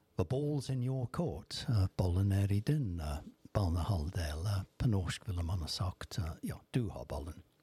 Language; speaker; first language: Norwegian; non-native, fluent; English